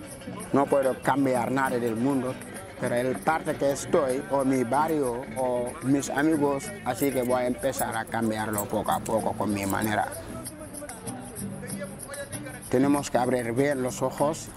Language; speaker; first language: Spanish; non-native, fluent; Wolof